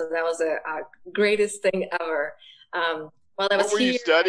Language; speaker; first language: English; non-native, fluent; Ukrainian